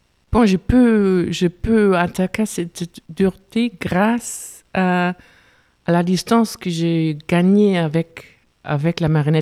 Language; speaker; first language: French; non-native, fluent; German